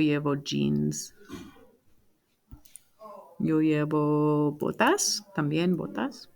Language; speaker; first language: Spanish; non-native, fluent; English